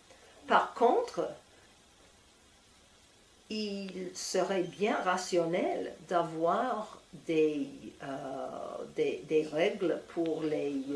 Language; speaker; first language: French; non-native, fluent; English